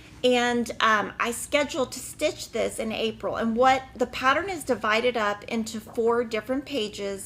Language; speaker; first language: English; native; English